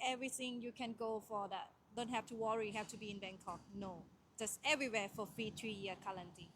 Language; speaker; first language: English; non-native, learner; Thai